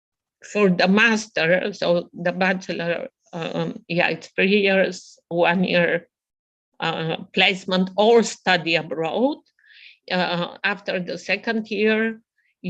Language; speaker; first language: English; non-native, fluent; Bulgarian